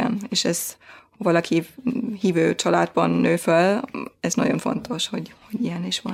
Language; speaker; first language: Hungarian; non-native, fluent; German